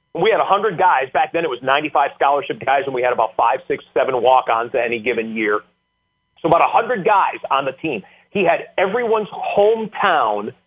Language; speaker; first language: English; native; English